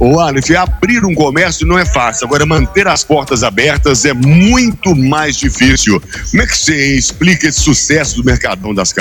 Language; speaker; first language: Portuguese; native; Portuguese